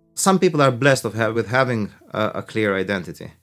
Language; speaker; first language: English; early bilingual, other home language; Albanian